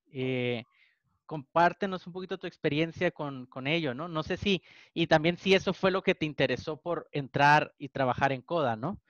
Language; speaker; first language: Spanish; native; Spanish